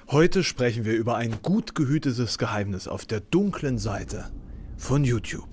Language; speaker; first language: German; native; German